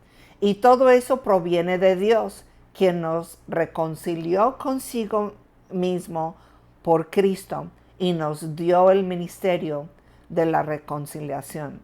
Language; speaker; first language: Spanish; non-native, fluent; English